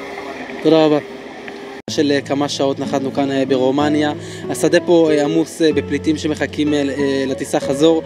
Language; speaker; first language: Hebrew; native; Hebrew